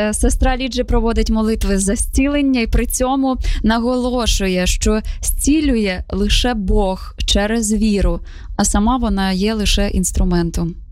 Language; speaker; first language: Ukrainian; native; Ukrainian